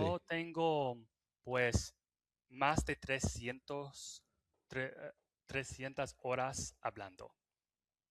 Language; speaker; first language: Spanish; non-native, fluent; English